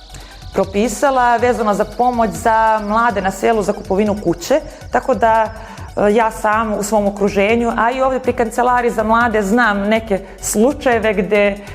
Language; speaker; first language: Bosnian; native; Bosnian